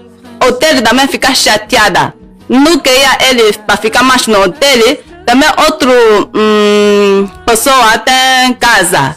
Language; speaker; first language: Portuguese; non-native, learner; Chinese